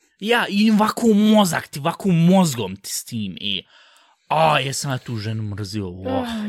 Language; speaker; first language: Bosnian; early bilingual, heritage; Bosnian